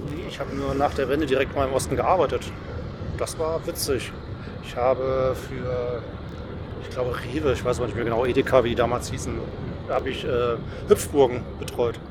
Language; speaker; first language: German; native; German